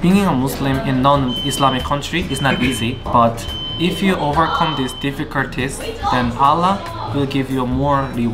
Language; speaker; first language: English; non-native, learner; Korean